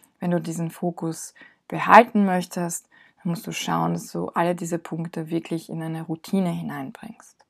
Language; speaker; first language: German; non-native, fluent; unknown